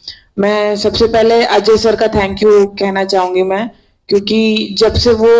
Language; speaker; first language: Hindi; native; Hindi